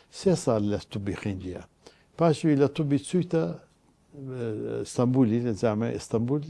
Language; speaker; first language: Central Kurdish; non-native, local second language; Turkish